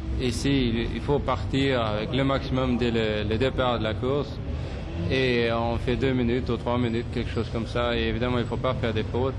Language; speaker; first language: French; non-native, fluent; Swedish